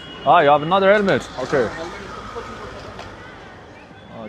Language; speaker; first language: English; non-native, learner; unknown